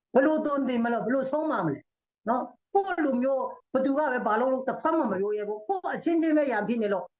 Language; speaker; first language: Burmese; non-native, local second language; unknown